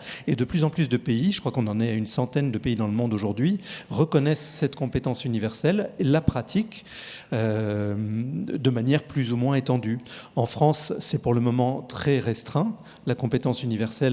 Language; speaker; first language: French; native; French